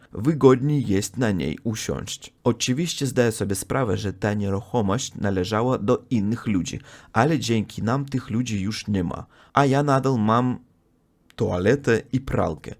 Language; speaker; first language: Polish; non-native, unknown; Russian